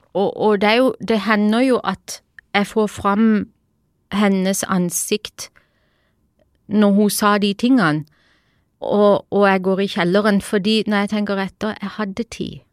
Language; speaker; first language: Norwegian; early bilingual, other home language; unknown